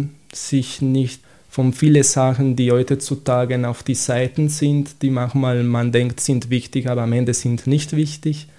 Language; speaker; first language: German; non-native, fluent; Italian